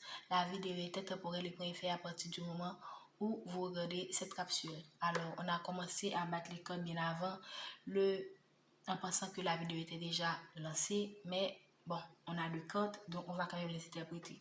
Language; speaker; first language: French; native; French